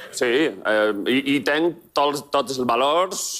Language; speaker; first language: Catalan; non-native, local second language; Spanish